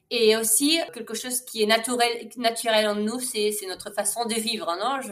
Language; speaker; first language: French; non-native, fluent; Spanish